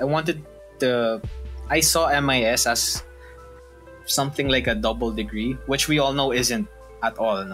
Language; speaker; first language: English; non-native, local second language; Filipino